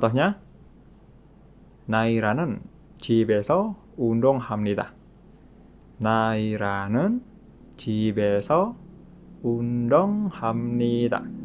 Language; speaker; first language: Korean; non-native, fluent; Indonesian